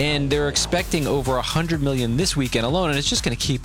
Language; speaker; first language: English; native; English